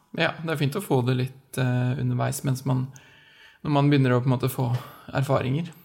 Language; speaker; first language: Norwegian; native; Norwegian